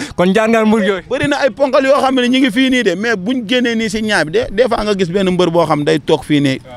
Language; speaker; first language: Wolof; non-native, local second language; Jola-Fonyi